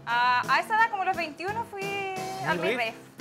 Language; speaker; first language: Spanish; native; Spanish